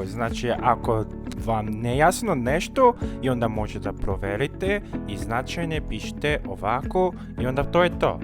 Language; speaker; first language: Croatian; non-native, fluent; Korean